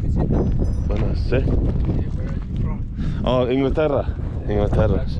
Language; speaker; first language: Spanish; non-native, learner; English